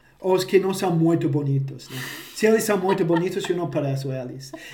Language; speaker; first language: Portuguese; non-native, fluent; English